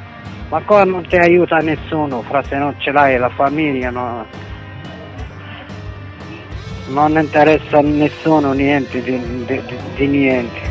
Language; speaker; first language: Italian; non-native, fluent; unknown